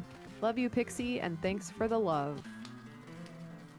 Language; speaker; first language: English; native; English